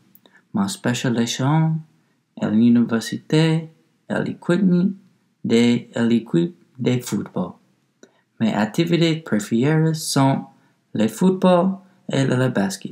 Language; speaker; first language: French; non-native, learner; English